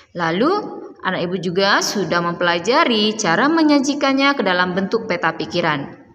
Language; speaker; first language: Indonesian; native; Indonesian